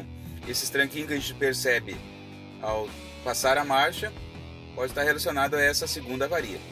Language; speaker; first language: Portuguese; native; Portuguese